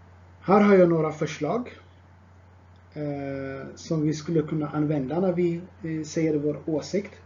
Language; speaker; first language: Swedish; non-native, fluent; Tigrinya